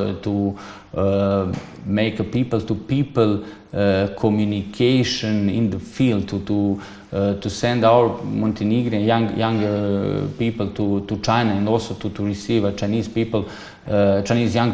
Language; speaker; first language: English; non-native, fluent; Serbian